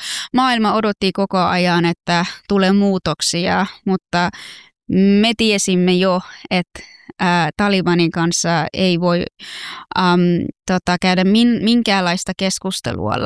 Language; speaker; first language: Finnish; non-native, fluent; Persian